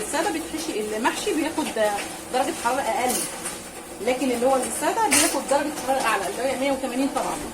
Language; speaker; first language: Arabic; native; Arabic